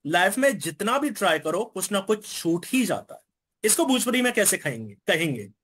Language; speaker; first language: Hindi; native; Hindi